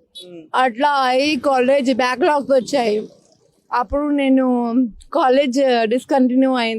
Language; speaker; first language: Telugu; non-native, local second language; Hindi